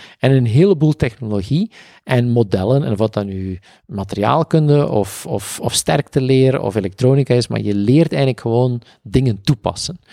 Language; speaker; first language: Dutch; native; Dutch